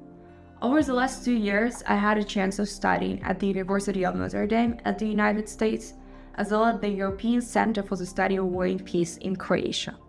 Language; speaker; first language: English; non-native, fluent; Ukrainian